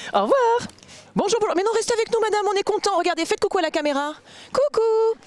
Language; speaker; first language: French; native; French